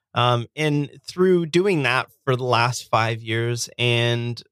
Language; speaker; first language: English; native; English